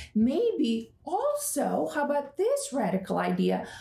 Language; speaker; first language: English; non-native, fluent; Russian